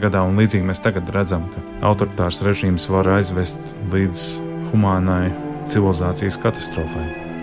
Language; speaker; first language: Latvian; native; Latvian